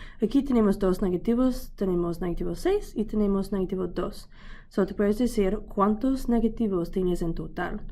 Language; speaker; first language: Spanish; non-native, learner; English